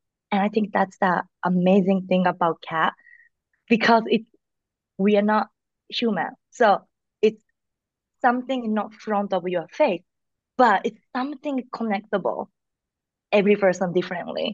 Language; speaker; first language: English; non-native, learner; Japanese